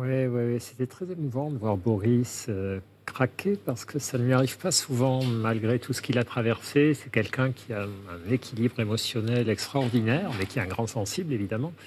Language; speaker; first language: French; native; French